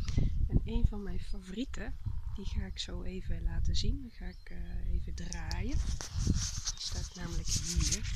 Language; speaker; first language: Dutch; native; Dutch